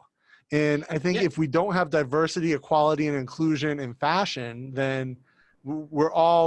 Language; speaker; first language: English; native; English